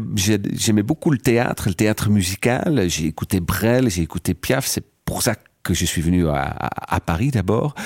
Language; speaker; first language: French; non-native, fluent; Dutch